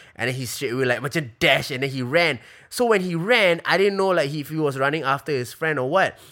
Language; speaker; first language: English; native; English